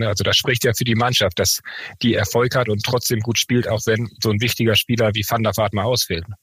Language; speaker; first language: German; native; German